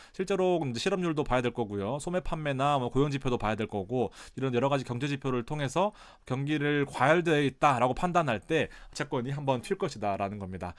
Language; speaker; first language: Korean; native; Korean